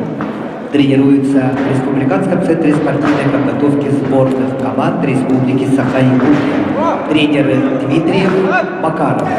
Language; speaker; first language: Russian; native; Russian